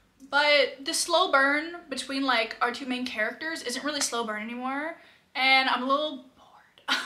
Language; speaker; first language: English; native; English